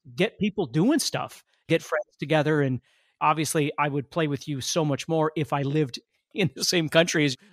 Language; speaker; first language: English; native; English